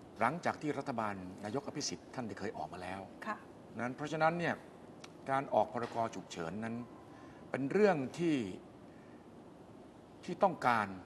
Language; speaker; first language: Thai; native; Thai